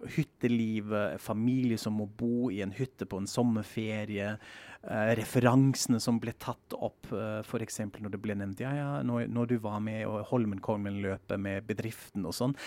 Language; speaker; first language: Norwegian; non-native, fluent; German